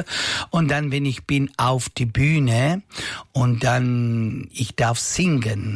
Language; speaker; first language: German; non-native, learner; Italian